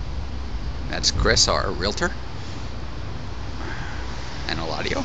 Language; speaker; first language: English; native; English